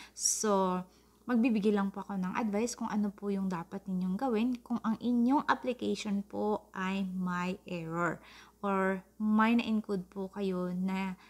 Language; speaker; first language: Filipino; non-native, local second language; Cebuano